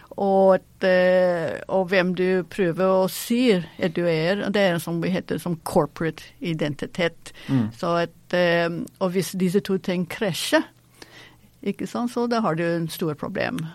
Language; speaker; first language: Norwegian; non-native, fluent; English